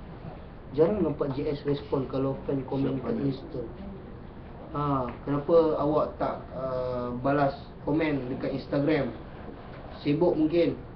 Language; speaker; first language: Malay; native; Malay